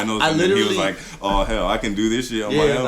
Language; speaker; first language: English; native; English